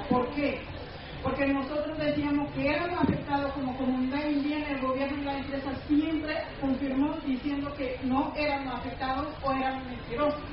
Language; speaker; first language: Spanish; non-native, local second language; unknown